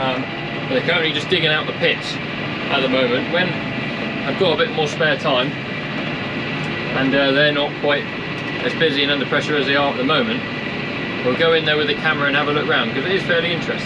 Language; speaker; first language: English; native; English